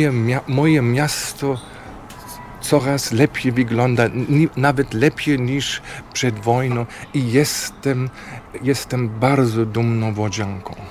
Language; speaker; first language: Polish; non-native, fluent; German